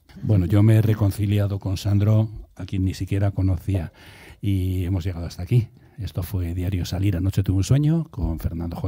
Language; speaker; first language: Spanish; native; Spanish